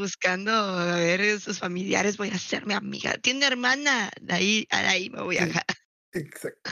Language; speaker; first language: Spanish; native; Spanish